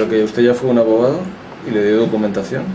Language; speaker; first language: Spanish; native; Spanish